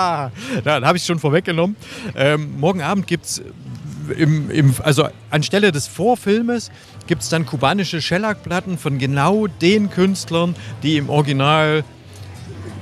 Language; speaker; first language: German; native; German